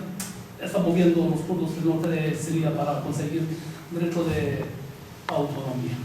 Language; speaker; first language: Spanish; non-native, fluent; Kurdish